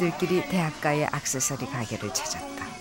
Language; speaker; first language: Korean; native; Korean